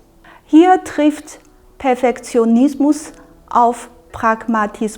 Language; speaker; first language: German; non-native, fluent; Chinese